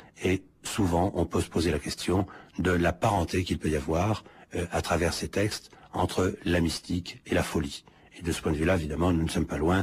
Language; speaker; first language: French; native; French